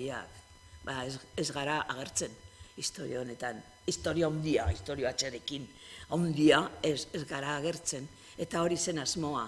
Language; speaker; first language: Basque; non-native, local second language; Spanish